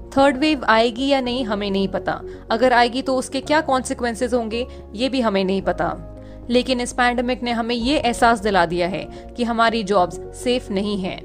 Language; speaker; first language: Hindi; native; Hindi